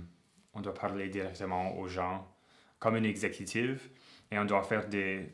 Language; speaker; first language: French; non-native, local second language; English